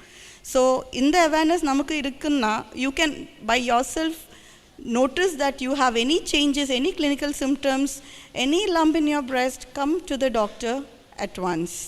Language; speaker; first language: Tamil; early bilingual, heritage; Tamil